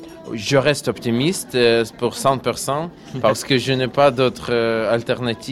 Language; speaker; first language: French; non-native, learner; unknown